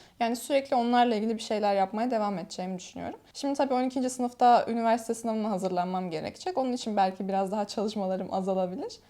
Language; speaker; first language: Turkish; native; Turkish